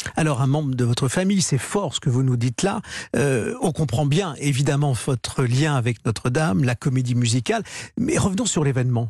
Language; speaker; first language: French; native; French